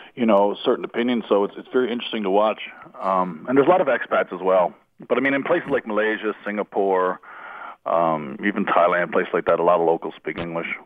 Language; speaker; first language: English; native; English